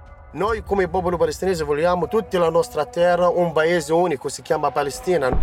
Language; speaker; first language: Italian; non-native, learner; Arabic